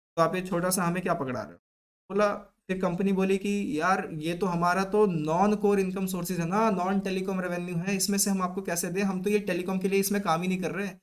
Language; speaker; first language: Hindi; native; Hindi